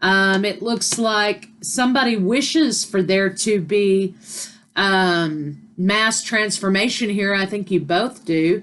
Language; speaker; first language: English; native; English